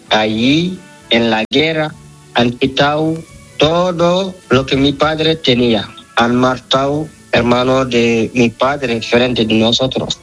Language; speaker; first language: Spanish; non-native, learner; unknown